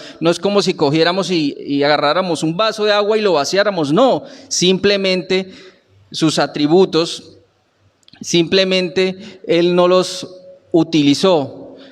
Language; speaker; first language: Spanish; native; Spanish